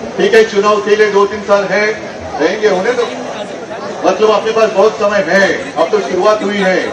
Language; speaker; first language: Hindi; non-native, local second language; Marathi